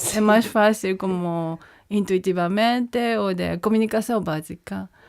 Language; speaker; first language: Portuguese; non-native, learner; Japanese